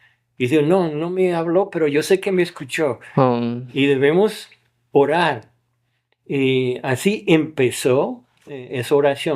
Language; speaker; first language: Spanish; non-native, fluent; English